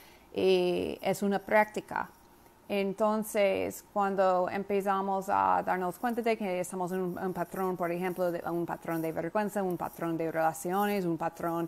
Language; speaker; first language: Spanish; non-native, fluent; English